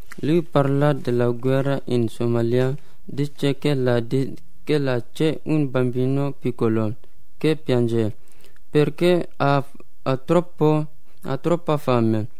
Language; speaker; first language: Italian; non-native, learner; Bambara